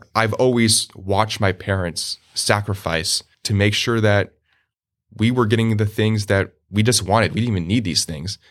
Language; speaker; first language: English; native; English